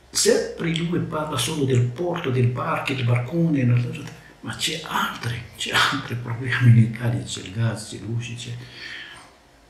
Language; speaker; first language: Italian; non-native, learner; Arabic